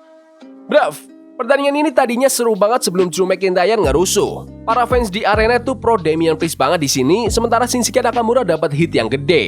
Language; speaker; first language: Indonesian; native; Indonesian